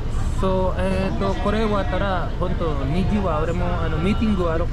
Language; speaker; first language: Japanese; non-native, learner; Filipino